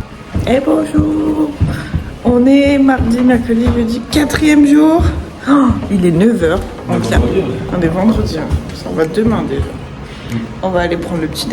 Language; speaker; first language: French; native; French